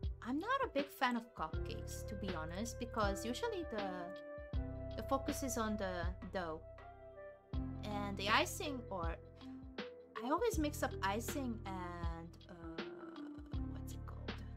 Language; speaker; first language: English; non-native, fluent; Hungarian